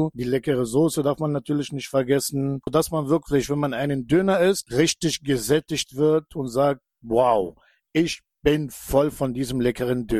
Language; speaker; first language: German; non-native, fluent; Turkish